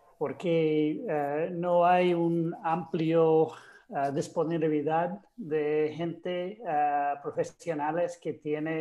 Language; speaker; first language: Spanish; non-native, fluent; English